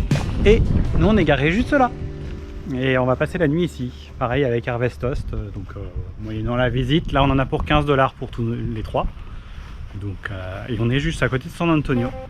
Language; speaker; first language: French; native; French